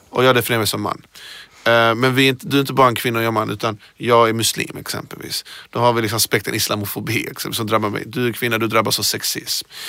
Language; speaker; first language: Swedish; early bilingual, other home language; Persian